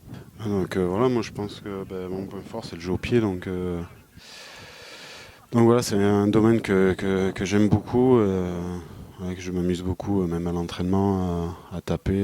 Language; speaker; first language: French; native; French